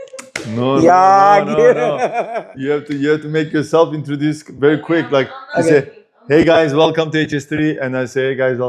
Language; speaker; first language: English; non-native, fluent; Turkish